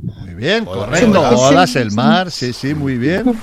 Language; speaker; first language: Spanish; native; Spanish